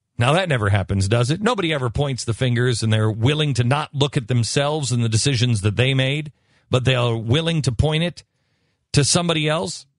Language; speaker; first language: English; native; English